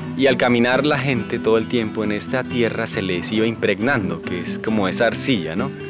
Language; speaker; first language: Spanish; native; Spanish